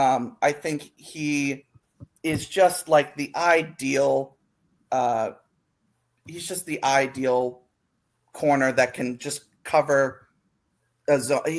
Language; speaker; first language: English; native; English